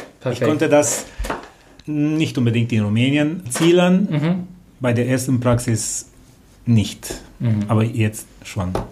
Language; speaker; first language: German; non-native, fluent; Romanian